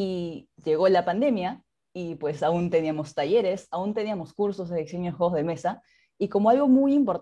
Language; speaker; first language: Spanish; native; Spanish